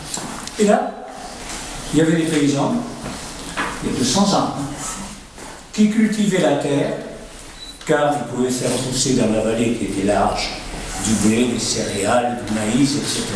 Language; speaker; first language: French; native; French